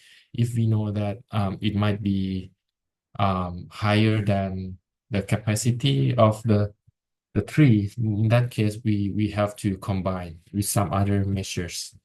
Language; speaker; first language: English; non-native, fluent; Thai